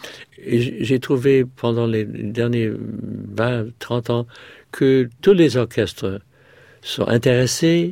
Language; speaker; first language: French; non-native, fluent; English